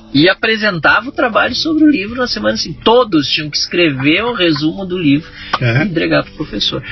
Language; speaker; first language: Portuguese; native; Portuguese